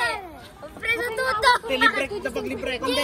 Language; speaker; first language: Italian; non-native, learner; Filipino